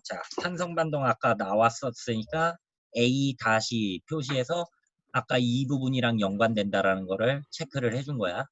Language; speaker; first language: Korean; native; Korean